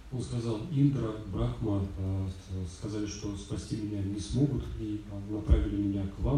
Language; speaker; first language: Russian; native; Russian